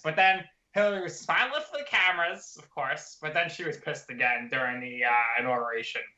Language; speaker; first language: English; native; English